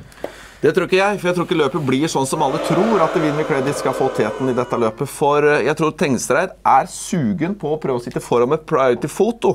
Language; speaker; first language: Norwegian; native; Norwegian